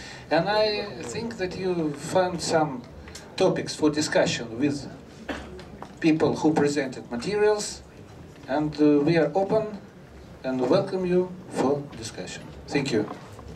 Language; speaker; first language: English; non-native, fluent; Russian